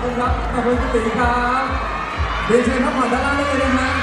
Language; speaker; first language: Thai; native; Thai